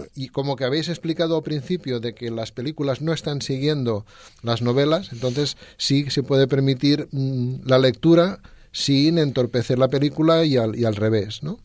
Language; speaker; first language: Spanish; non-native, local second language; Catalan